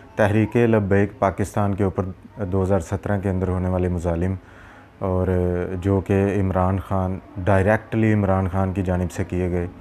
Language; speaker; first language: Urdu; non-native, local second language; Punjabi